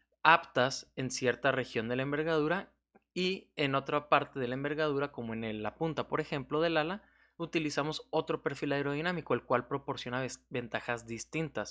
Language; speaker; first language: Spanish; native; Spanish